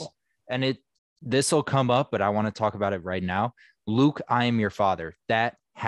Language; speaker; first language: English; native; English